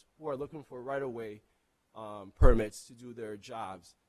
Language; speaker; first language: English; non-native, local second language; Akan